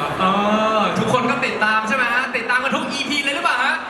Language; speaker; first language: Thai; native; Thai